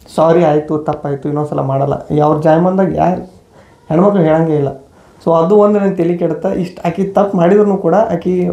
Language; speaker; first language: Kannada; native; Kannada